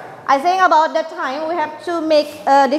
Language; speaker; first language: English; non-native, fluent; Indonesian